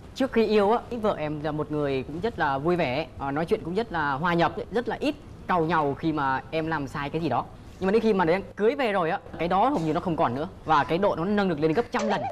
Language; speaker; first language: Vietnamese; native; Vietnamese